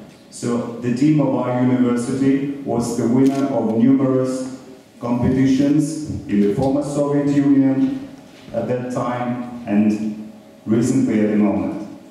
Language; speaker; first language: English; non-native, fluent; Russian